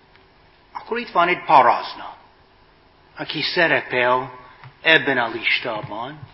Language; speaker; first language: Hungarian; non-native, fluent; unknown